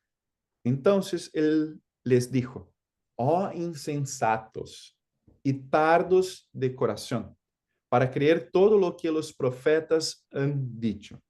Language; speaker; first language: Spanish; non-native, fluent; Portuguese